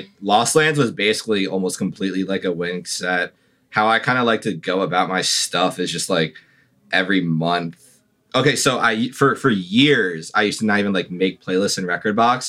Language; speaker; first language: English; native; English